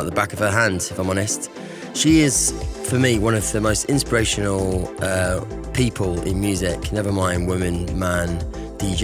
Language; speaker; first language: English; native; English